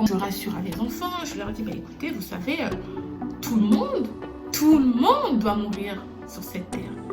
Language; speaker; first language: French; non-native, local second language; Lingala